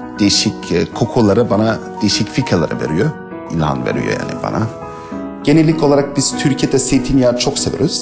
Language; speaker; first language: Turkish; non-native, learner; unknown